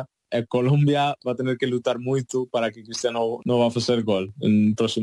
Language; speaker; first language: Portuguese; non-native, learner; Spanish